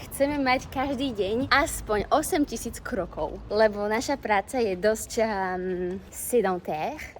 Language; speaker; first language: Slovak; native; Slovak